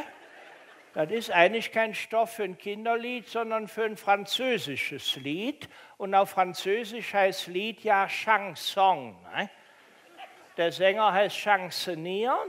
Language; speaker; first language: German; native; German